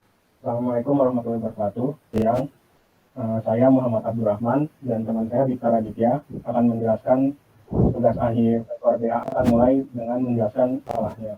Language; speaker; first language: Indonesian; native; Indonesian